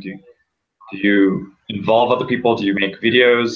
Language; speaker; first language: English; native; English